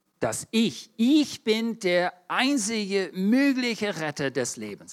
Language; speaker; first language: German; non-native, fluent; English